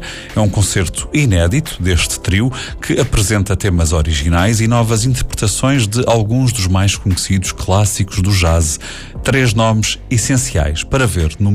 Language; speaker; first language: Portuguese; native; Portuguese